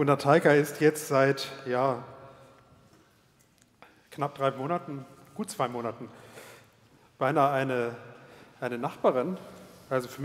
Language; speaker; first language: German; native; German